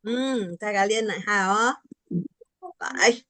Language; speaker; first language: Chinese; early bilingual, heritage; Chinese